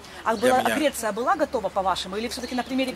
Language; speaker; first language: Russian; native; Russian